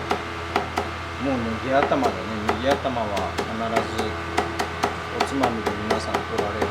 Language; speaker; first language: Japanese; native; Japanese